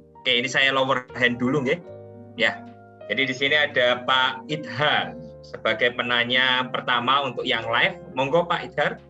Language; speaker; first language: Indonesian; non-native, local second language; Javanese